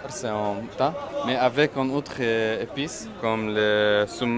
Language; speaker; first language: French; non-native, fluent; Arabic